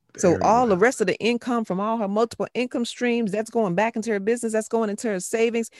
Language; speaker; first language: English; native; English